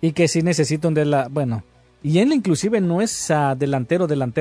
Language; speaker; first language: Spanish; native; Spanish